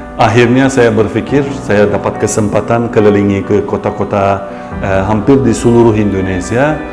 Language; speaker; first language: Indonesian; non-native, fluent; Turkish